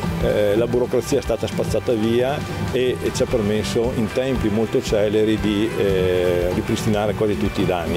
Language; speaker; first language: Italian; native; Italian